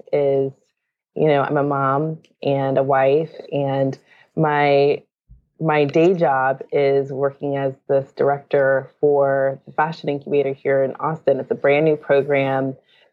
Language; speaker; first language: English; native; English